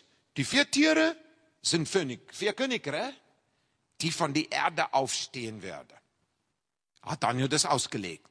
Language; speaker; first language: German; non-native, fluent; English